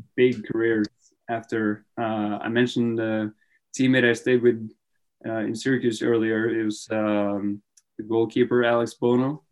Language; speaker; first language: English; non-native, fluent; Norwegian